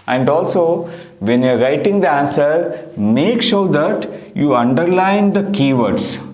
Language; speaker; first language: English; non-native, local second language; Kannada